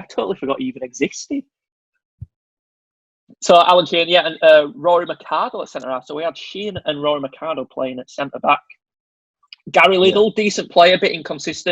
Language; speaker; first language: English; native; English